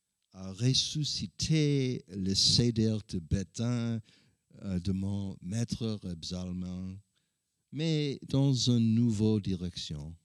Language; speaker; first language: French; non-native, learner; English